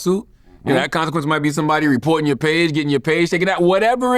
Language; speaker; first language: English; native; English